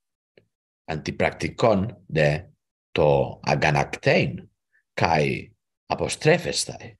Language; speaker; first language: Greek; non-native, learner; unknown